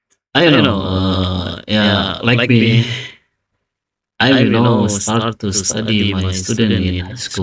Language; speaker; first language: English; non-native, learner; Indonesian